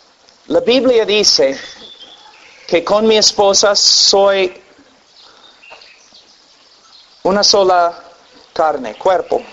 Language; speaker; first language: Spanish; non-native, fluent; English